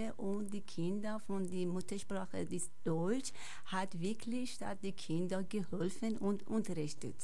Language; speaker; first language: German; non-native, local second language; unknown